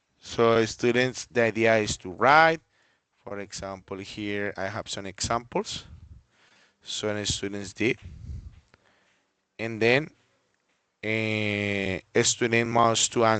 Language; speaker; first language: English; non-native, fluent; Spanish